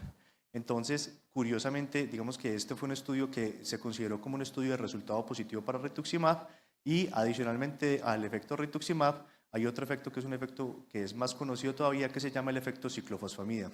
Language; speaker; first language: Spanish; native; Spanish